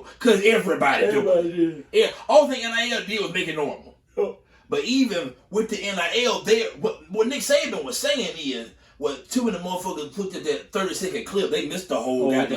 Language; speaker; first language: English; native; English